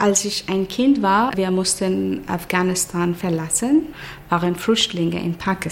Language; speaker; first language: German; non-native, learner; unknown